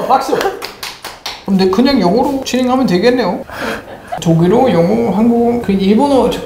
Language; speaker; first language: Korean; non-native, fluent; German